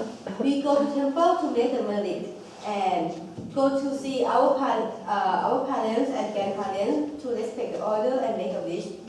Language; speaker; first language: English; non-native, local second language; Thai